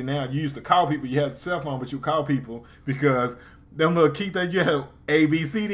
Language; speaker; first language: English; native; English